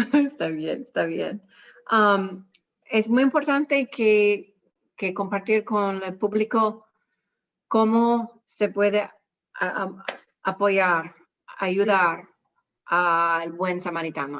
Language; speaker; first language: Spanish; non-native, learner; English